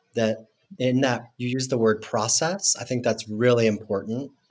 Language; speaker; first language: English; non-native, fluent; Spanish